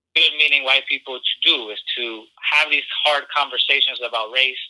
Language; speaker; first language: English; early bilingual, other home language; Spanish